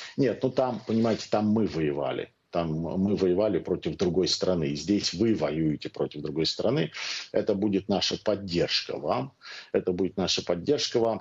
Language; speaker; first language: Russian; early bilingual, heritage; Russian